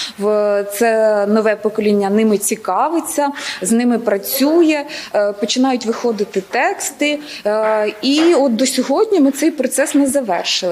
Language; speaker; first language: Ukrainian; native; Ukrainian